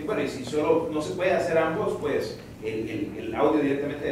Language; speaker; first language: Spanish; native; Spanish